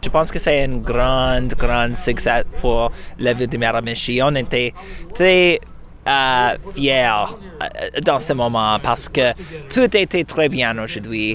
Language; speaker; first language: French; non-native, local second language; English